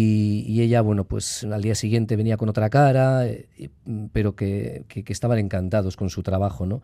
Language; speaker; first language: Spanish; native; Spanish